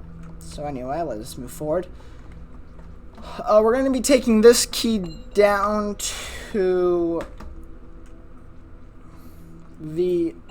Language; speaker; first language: English; native; English